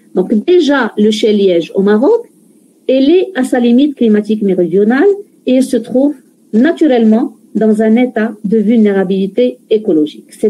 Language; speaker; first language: French; non-native, local second language; Arabic